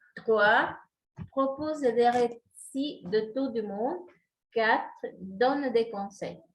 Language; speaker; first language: French; non-native, fluent; Spanish